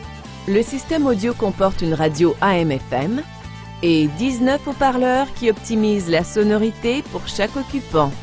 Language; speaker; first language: French; native; French